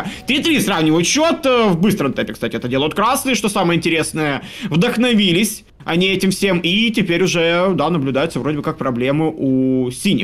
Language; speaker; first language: Russian; native; Russian